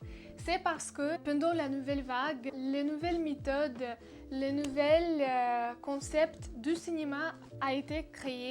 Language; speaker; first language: French; non-native, learner; Russian